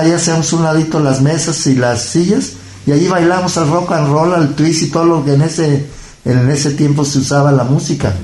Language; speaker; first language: Spanish; native; Spanish